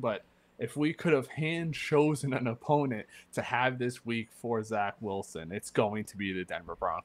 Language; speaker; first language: English; native; English